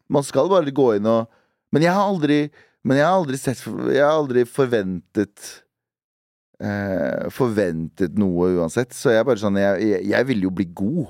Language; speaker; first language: Norwegian; early bilingual, other home language; Central Kurdish